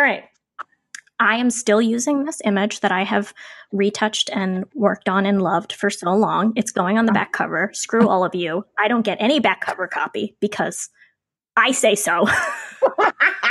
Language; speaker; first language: English; native; English